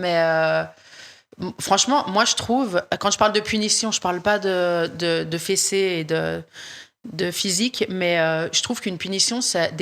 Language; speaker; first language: French; native; French